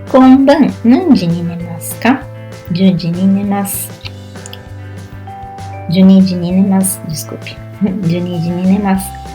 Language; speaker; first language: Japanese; non-native, learner; Portuguese